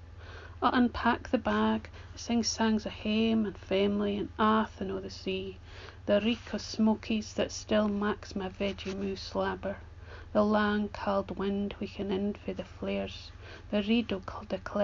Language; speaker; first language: English; native; English